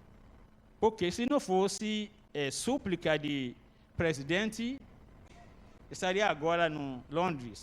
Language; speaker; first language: Portuguese; non-native, learner; Arabic